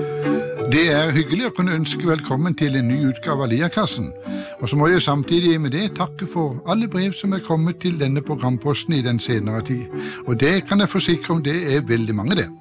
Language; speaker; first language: Norwegian; native; Norwegian